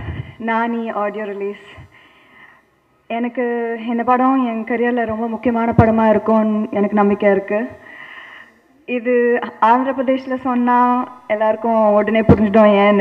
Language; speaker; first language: Tamil; non-native, fluent; Telugu